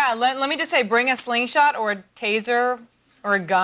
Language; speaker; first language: English; native; English